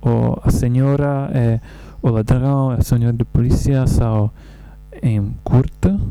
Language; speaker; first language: Portuguese; non-native, learner; English